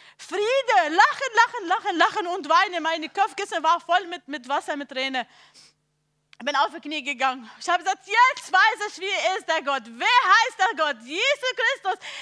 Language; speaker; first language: German; non-native, learner; Arabic